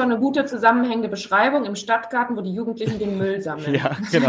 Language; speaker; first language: German; native; German